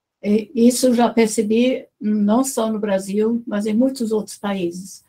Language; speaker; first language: Portuguese; non-native, fluent; German